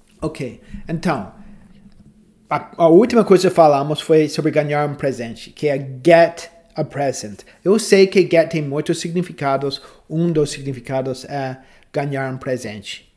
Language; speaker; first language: Portuguese; non-native, fluent; English